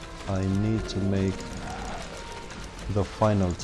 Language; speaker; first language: English; non-native, fluent; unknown